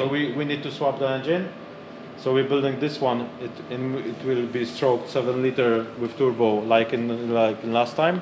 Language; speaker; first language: English; non-native, fluent; Polish